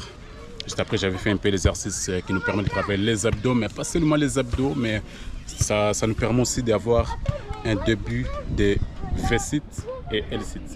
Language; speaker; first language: French; native; French